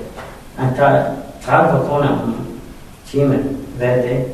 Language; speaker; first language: Danish; non-native, learner; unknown